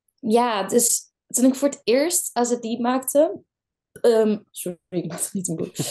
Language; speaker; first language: Dutch; early bilingual, other home language; Kurdish